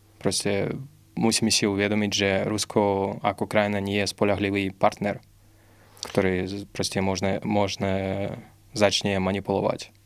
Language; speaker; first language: Slovak; non-native, fluent; Russian